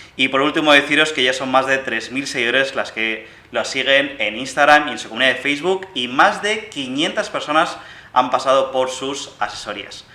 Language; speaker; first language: Spanish; native; Spanish